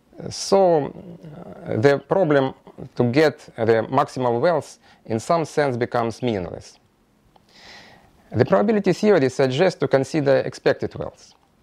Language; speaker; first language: English; non-native, fluent; Russian